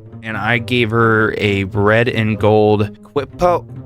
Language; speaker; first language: English; native; English